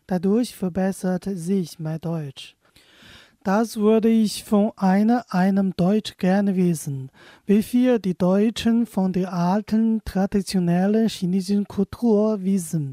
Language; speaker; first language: German; non-native, fluent; Chinese